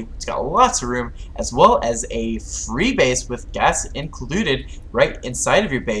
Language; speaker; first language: English; native; English